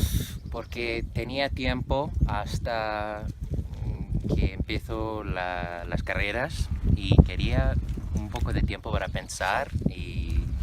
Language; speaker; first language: Spanish; non-native, fluent; English